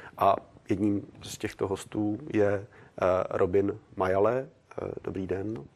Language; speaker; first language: Czech; native; Czech